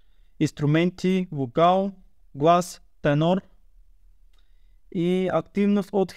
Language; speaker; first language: Bulgarian; native; Bulgarian